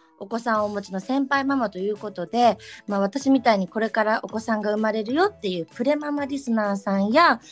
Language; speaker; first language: Japanese; native; Japanese